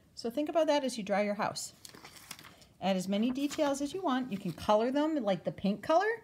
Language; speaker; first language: English; native; English